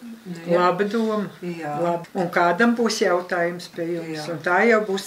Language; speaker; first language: Latvian; native; Latvian